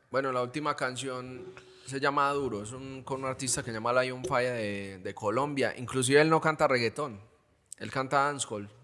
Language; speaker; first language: Spanish; native; Spanish